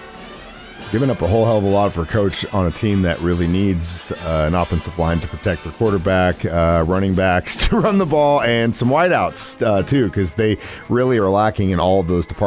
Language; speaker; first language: English; native; English